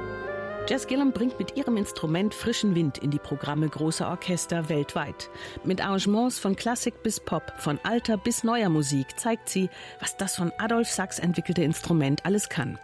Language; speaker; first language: German; native; German